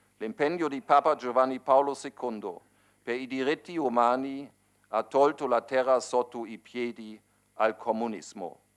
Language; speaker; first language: Italian; non-native, fluent; German